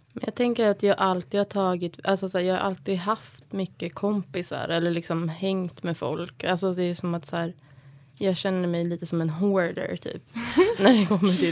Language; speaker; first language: Swedish; native; Swedish